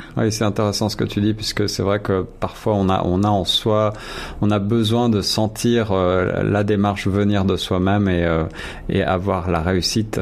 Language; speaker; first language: French; native; French